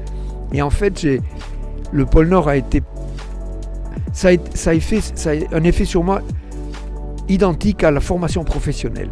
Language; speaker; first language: French; native; French